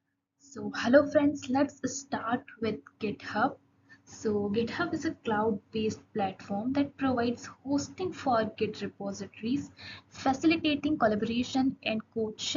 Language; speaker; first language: English; non-native, local second language; Hindi